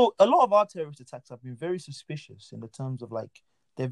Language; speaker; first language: English; non-native, local second language; Yoruba